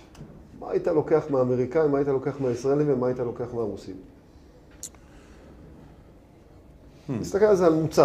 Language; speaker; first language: Hebrew; native; Hebrew